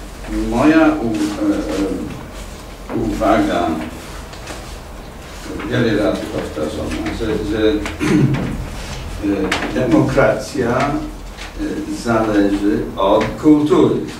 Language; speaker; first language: Polish; non-native, fluent; English